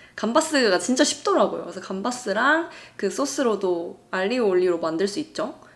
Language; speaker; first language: Korean; native; Korean